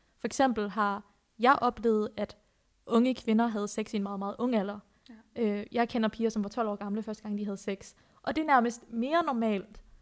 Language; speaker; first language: Danish; early bilingual, other home language; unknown